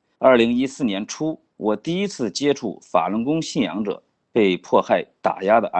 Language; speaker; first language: Chinese; native; Chinese